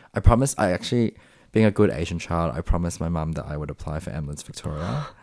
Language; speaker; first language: English; non-native, local second language; Vietnamese